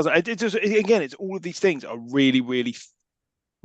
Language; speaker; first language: English; native; English